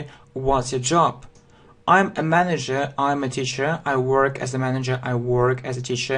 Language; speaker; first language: English; non-native, fluent; Russian